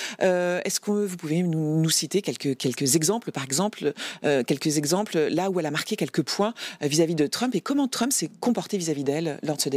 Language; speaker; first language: French; native; French